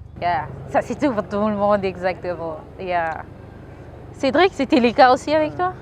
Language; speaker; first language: French; non-native, local second language; Lingala